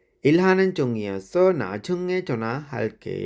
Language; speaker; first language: Korean; non-native, fluent; Sinhala